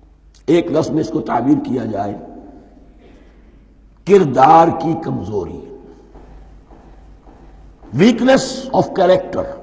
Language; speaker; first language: Urdu; native; Urdu